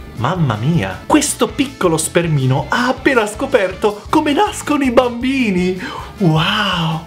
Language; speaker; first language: Italian; early bilingual, other home language; Macedonian